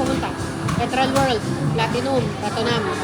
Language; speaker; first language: English; non-native, local second language; Filipino